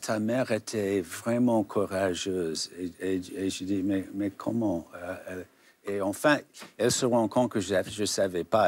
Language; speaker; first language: French; non-native, fluent; English